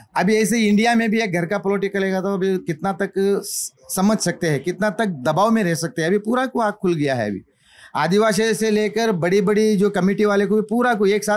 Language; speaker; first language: Hindi; non-native, local second language; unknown